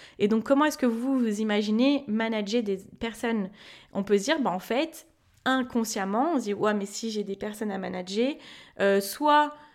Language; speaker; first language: French; native; French